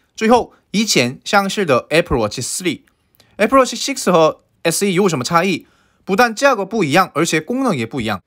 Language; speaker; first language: Chinese; non-native, fluent; Korean